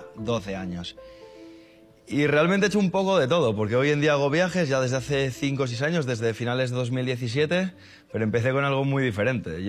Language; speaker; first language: Spanish; native; Spanish